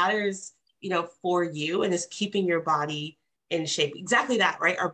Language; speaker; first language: English; native; English